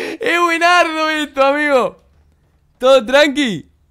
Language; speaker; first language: Spanish; native; Spanish